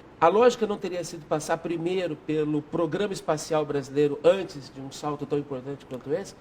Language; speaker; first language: Portuguese; native; Portuguese